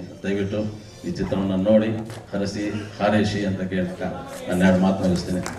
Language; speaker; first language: Kannada; native; Kannada